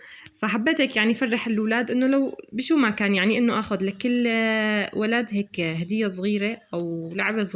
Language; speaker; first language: Arabic; native; Arabic